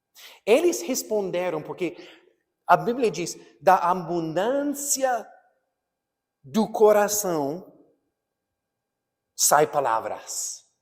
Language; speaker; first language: Portuguese; non-native, fluent; English